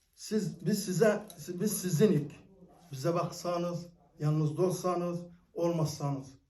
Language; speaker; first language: Turkish; early bilingual, heritage; Turkish